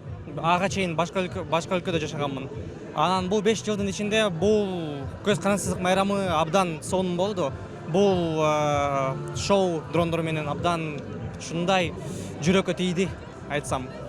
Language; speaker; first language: Kyrgyz; early bilingual, heritage; Kyrgyz